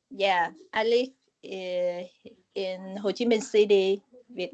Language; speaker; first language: English; non-native, learner; Vietnamese